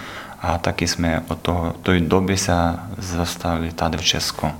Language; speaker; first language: Czech; non-native, learner; Ukrainian